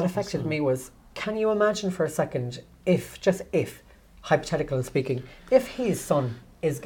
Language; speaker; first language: English; native; English